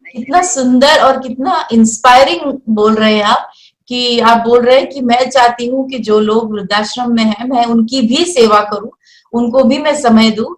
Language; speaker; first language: Hindi; native; Hindi